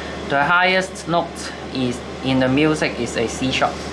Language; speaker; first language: English; non-native, local second language; Cantonese